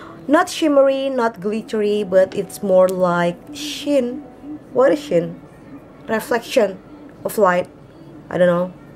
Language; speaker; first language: English; non-native, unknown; Indonesian